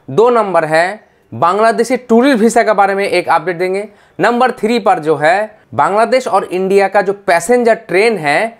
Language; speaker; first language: Hindi; non-native, fluent; Bangla